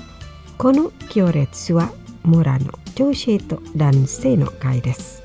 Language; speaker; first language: Japanese; non-native, fluent; Indonesian